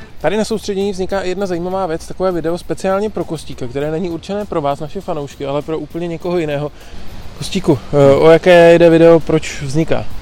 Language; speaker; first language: Czech; native; Czech